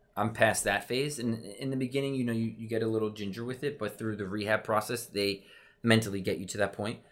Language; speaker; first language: English; native; English